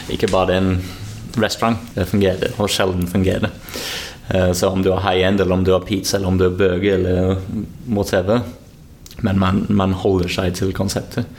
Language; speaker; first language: Norwegian; non-native, fluent; English